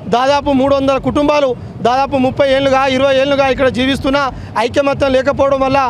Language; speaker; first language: Telugu; non-native, local second language; Lambadi